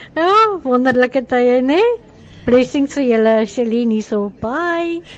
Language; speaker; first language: Afrikaans; native; Afrikaans